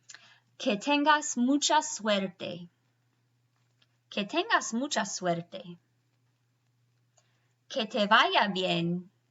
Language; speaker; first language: Spanish; non-native, fluent; English